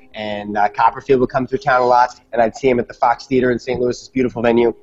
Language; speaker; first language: English; native; English